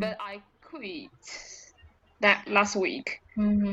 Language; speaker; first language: English; non-native, learner; Chinese